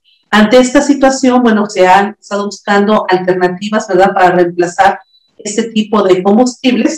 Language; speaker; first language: Spanish; native; Spanish